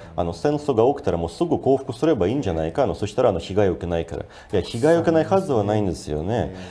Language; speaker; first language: Japanese; non-native, fluent; Ukrainian